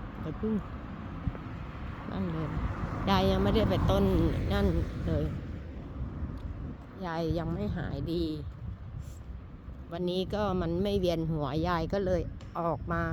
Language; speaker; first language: Thai; native; Thai